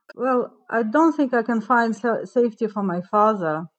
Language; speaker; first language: English; non-native, fluent; Ukrainian